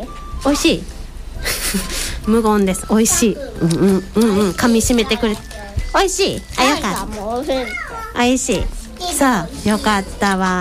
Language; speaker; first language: Japanese; native; Japanese